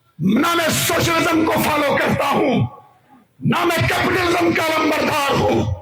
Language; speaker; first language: Urdu; non-native, local second language; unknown